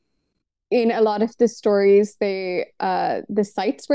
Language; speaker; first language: English; non-native, local second language; Urdu